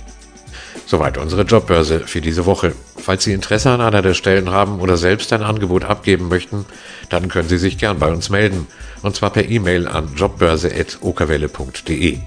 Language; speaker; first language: German; native; German